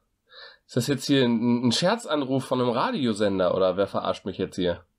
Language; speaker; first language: German; native; German